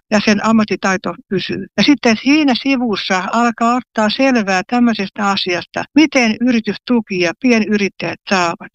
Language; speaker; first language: Finnish; native; Finnish